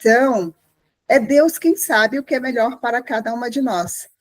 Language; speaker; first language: Portuguese; native; Portuguese